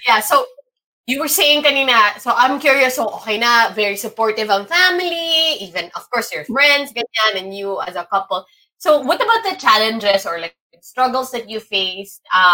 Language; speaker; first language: English; non-native, local second language; Filipino